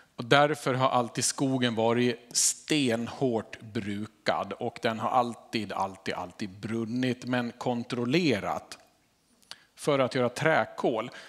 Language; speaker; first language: Swedish; native; Swedish